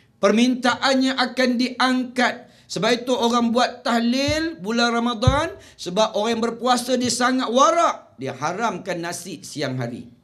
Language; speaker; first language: Malay; native; Malay